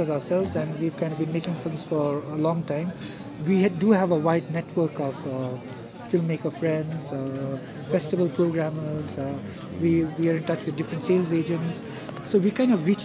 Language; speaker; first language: English; non-native, local second language; Tibetan